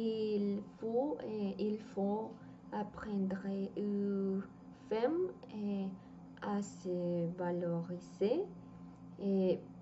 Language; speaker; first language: French; non-native, learner; Spanish